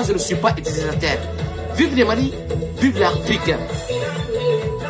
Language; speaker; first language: French; non-native, local second language; Bambara